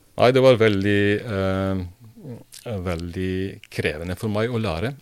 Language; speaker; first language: Norwegian; non-native, fluent; Serbian